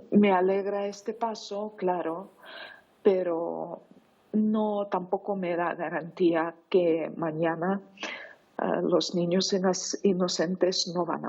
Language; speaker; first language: Spanish; non-native, fluent; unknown